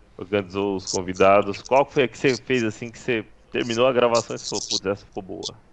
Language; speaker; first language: Portuguese; native; Portuguese